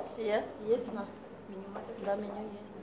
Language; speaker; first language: Russian; non-native, local second language; Tuvinian